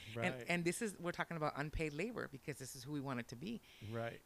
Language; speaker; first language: English; early bilingual, other home language; Spanish